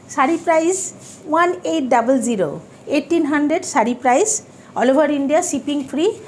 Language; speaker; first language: Hindi; non-native, local second language; Bangla